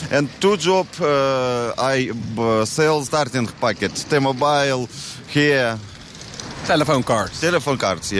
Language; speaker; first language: English; non-native, learner; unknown